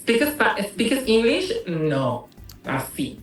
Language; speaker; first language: English; non-native, learner; Spanish